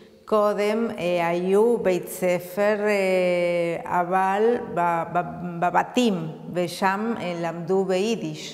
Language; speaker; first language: Hebrew; non-native, fluent; Spanish